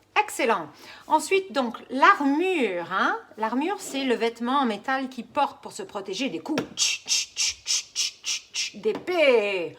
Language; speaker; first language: French; native; French